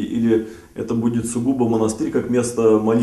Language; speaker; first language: Russian; native; Russian